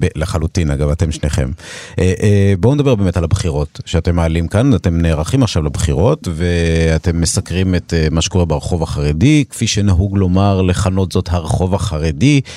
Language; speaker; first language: Hebrew; native; Hebrew